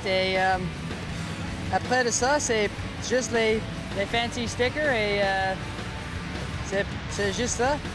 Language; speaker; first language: French; non-native, learner; English